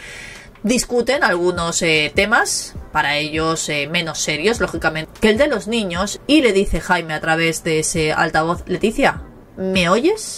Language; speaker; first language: Spanish; native; Spanish